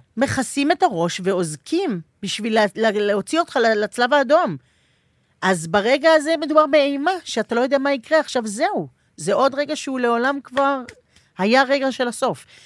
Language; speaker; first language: Hebrew; native; Hebrew